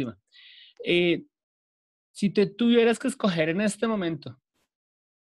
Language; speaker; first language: Spanish; native; Spanish